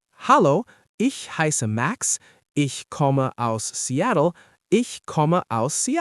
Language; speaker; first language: German; non-native, learner; English